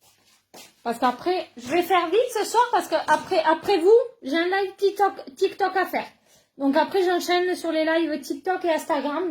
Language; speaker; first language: French; native; French